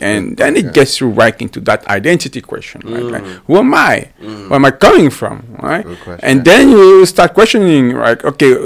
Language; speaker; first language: English; non-native, local second language; French